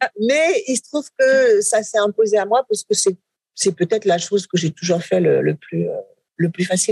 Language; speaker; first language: French; native; French